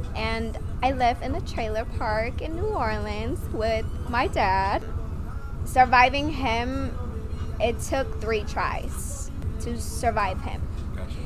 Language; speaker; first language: English; non-native, fluent; Vietnamese